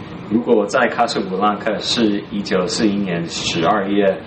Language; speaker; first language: Chinese; non-native, fluent; English